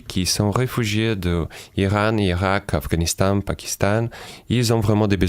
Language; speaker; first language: French; non-native, fluent; Ukrainian